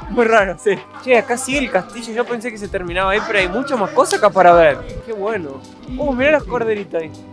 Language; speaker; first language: Spanish; native; Spanish